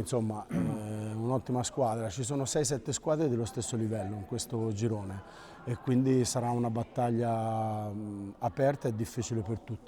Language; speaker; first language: Italian; native; Italian